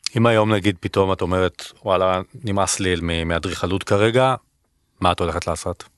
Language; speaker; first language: Hebrew; native; Hebrew